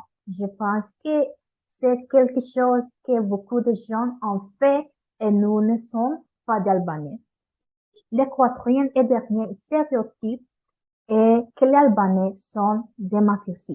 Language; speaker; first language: French; non-native, learner; Spanish